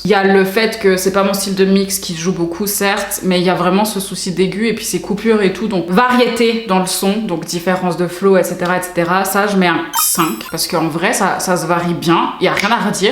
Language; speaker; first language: French; native; French